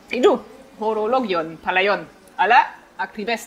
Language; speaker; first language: Greek; non-native, fluent; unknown